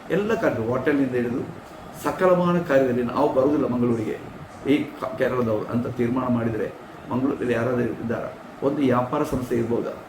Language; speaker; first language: Kannada; non-native, local second language; Tulu